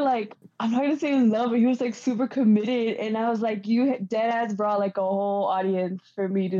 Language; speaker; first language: English; non-native, fluent; Spanish